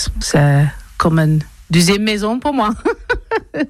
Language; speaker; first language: French; non-native, learner; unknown